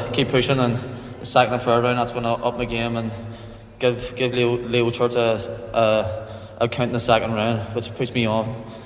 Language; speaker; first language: English; native; English